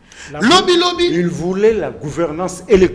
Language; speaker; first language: French; non-native, local second language; Lingala